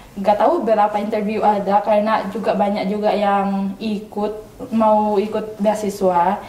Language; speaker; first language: Indonesian; non-native, learner; Filipino